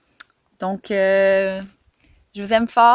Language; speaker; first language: French; native; French